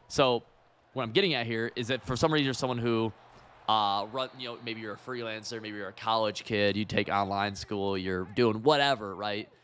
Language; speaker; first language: English; native; English